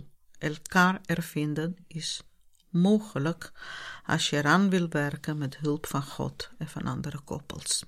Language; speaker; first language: Dutch; non-native, fluent; Italian